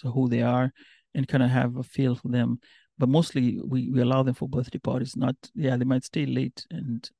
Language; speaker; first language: English; non-native, local second language; Giryama